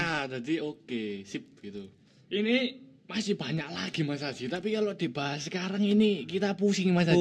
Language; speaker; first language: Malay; non-native, local second language; Javanese